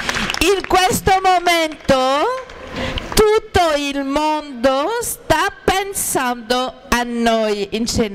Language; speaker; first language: Italian; non-native, fluent; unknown